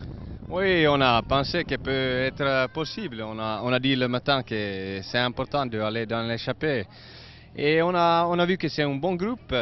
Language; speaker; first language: French; non-native, learner; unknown